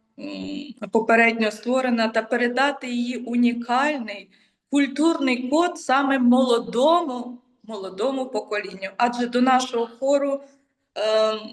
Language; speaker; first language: Ukrainian; native; Ukrainian